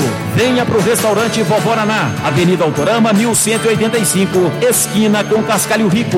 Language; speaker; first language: Portuguese; native; Portuguese